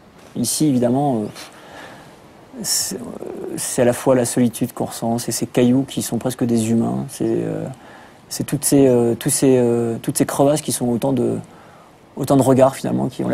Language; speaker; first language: French; native; French